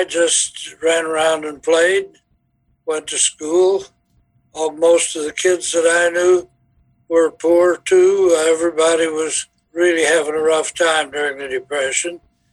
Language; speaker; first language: English; native; English